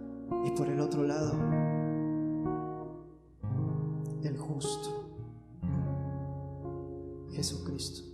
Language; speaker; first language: Spanish; native; Spanish